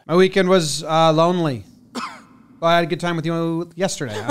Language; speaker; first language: English; native; English